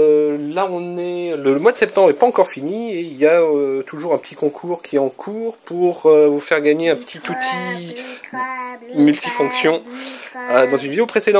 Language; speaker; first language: French; native; French